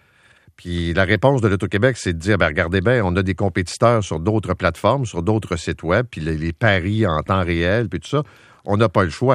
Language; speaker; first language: French; native; French